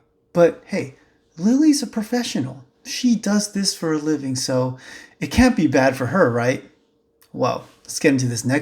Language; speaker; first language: English; native; English